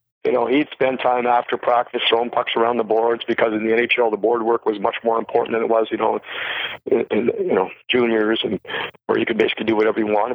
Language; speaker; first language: English; native; English